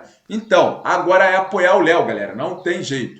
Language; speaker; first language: Portuguese; native; Portuguese